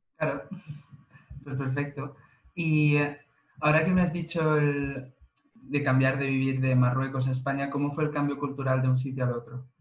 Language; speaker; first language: Spanish; native; Spanish